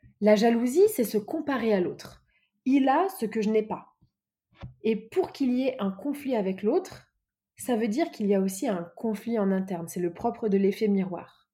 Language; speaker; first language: French; native; French